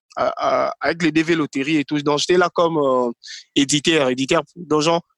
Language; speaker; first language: French; non-native, local second language; Lingala